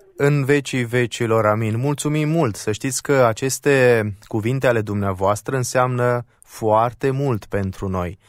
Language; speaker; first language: Romanian; native; Romanian